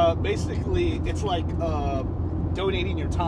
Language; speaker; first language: English; native; English